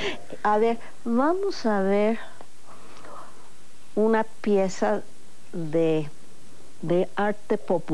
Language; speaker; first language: Spanish; non-native, fluent; English